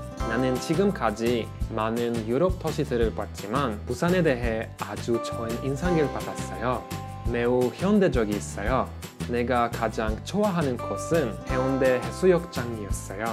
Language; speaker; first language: Korean; non-native, learner; Norwegian